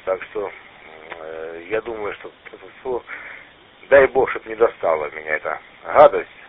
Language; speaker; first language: Russian; native; Russian